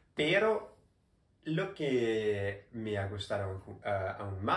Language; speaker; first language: Spanish; non-native, learner; German